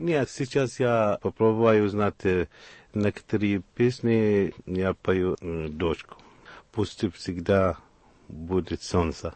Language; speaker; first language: Russian; non-native, learner; Arabic